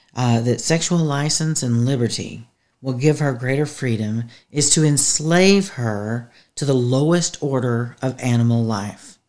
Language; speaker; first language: English; native; English